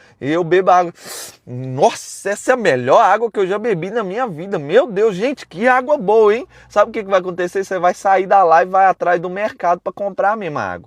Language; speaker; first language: Portuguese; native; Portuguese